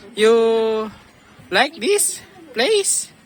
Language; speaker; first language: English; non-native, learner; Filipino